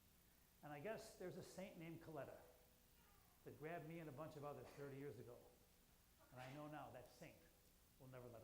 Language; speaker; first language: English; native; English